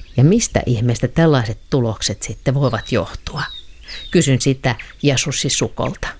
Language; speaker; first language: Finnish; native; Finnish